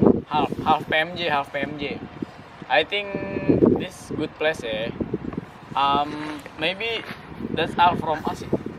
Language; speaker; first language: English; non-native, learner; Indonesian